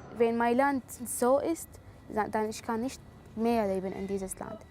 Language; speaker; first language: German; non-native, learner; Arabic